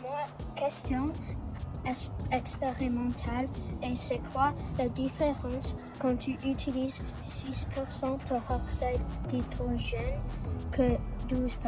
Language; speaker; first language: French; non-native, learner; English